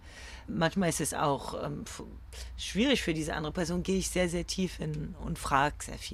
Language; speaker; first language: German; early bilingual, other home language; French